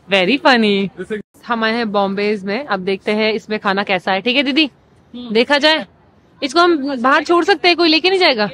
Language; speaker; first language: Hindi; native; Hindi